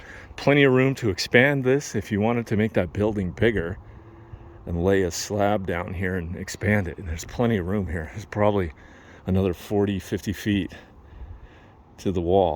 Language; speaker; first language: English; native; English